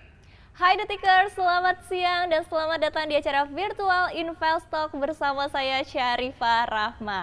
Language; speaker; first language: Indonesian; native; Indonesian